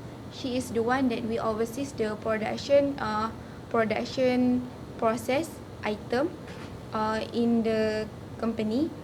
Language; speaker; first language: English; non-native, learner; Malay